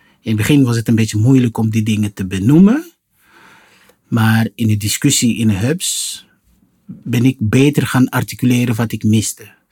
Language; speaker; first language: Dutch; non-native, fluent; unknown